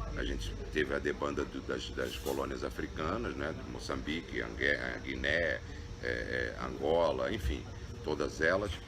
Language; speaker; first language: Portuguese; native; Portuguese